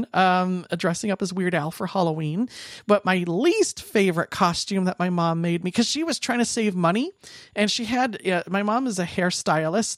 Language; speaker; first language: English; native; English